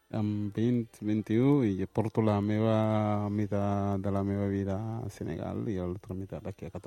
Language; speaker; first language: Catalan; early bilingual, other home language; Wolof